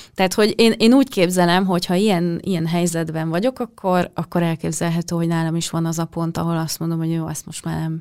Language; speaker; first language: Hungarian; native; Hungarian